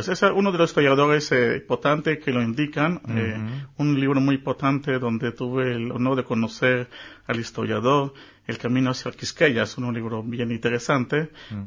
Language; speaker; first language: Spanish; early bilingual, heritage; Spanish